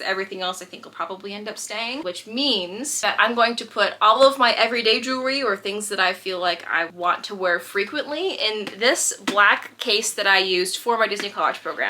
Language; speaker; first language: English; native; English